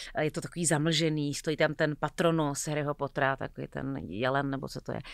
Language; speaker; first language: Czech; native; Czech